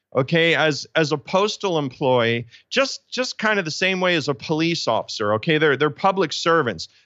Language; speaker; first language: English; native; English